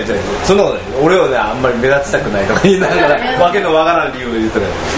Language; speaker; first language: Japanese; native; Japanese